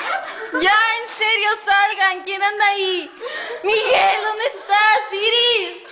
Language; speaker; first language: Spanish; native; Spanish